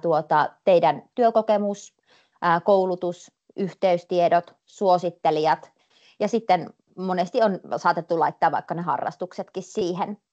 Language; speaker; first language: Finnish; native; Finnish